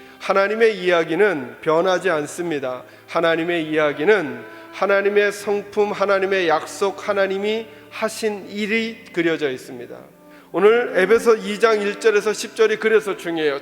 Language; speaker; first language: Korean; native; Korean